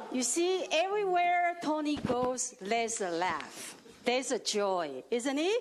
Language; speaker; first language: English; non-native, learner; Chinese